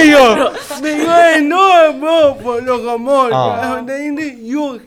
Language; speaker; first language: Swedish; non-native, learner; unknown